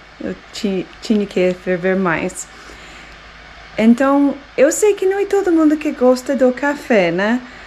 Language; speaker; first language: Portuguese; non-native, fluent; English